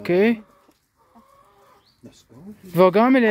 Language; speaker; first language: Danish; non-native, learner; Arabic